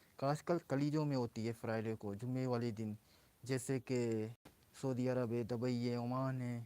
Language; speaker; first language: Urdu; non-native, local second language; Baluchi